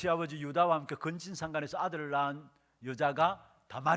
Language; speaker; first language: Korean; native; Korean